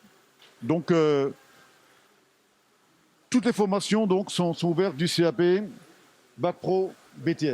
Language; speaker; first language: French; native; French